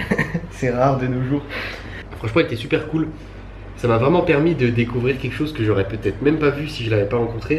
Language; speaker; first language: French; native; French